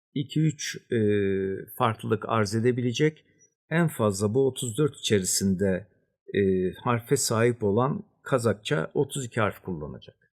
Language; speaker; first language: Turkish; native; Turkish